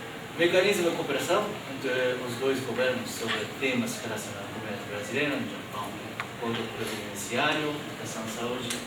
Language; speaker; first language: Portuguese; non-native, fluent; Japanese